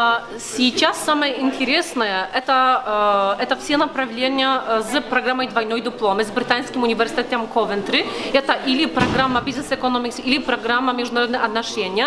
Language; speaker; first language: Russian; non-native, learner; Polish